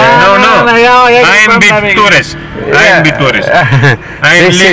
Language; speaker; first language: English; non-native, learner; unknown